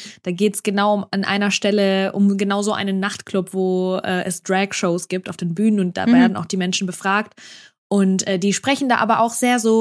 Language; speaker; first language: German; early bilingual, other home language; Russian